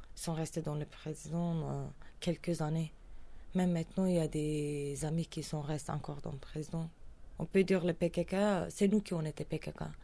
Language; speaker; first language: French; non-native, learner; Kurdish